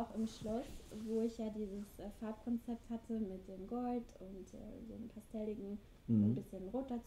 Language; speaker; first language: German; native; German